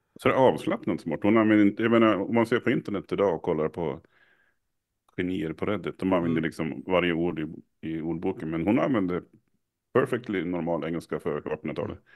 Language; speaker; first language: Swedish; native; Swedish